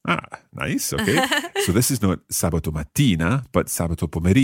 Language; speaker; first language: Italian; non-native, fluent; English